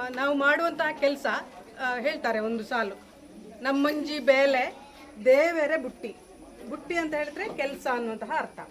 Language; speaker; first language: Kannada; non-native, local second language; Tulu